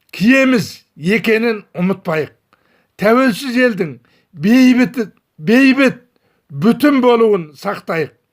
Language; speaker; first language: Kazakh; early bilingual, heritage; Kazakh